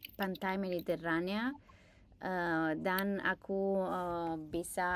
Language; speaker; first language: Indonesian; non-native, learner; English